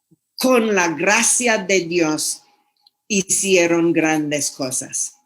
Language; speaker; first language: Spanish; non-native, fluent; English